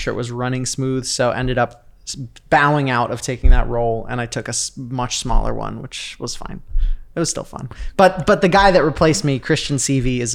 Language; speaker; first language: English; native; English